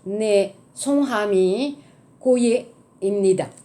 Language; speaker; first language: Korean; non-native, learner; French